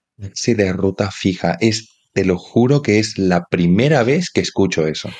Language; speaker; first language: Spanish; native; Spanish